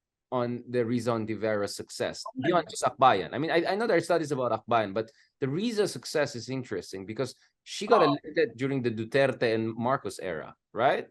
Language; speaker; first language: English; non-native, local second language; Filipino